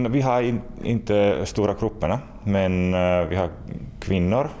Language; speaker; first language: Swedish; non-native, local second language; Finnish